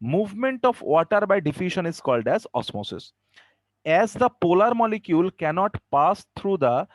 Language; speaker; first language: English; non-native, local second language; Bangla